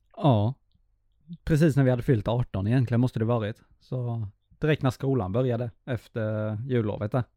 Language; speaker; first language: Swedish; native; Swedish